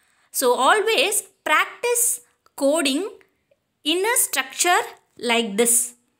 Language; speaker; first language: English; non-native, local second language; Tamil